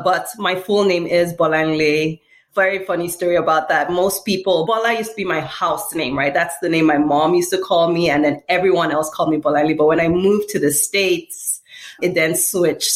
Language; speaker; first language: English; non-native, local second language; Yoruba